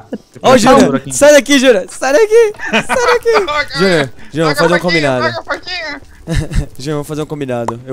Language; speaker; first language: Portuguese; native; Portuguese